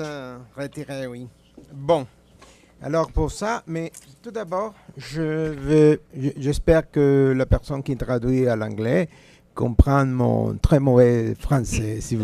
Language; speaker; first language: French; non-native, fluent; Spanish